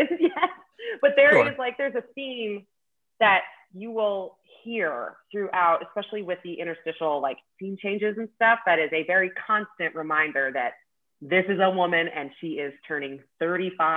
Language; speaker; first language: English; native; English